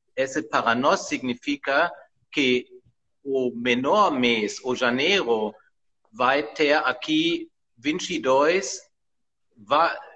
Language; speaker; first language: Portuguese; non-native, learner; German